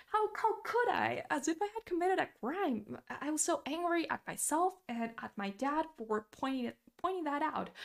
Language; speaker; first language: English; non-native, fluent; Portuguese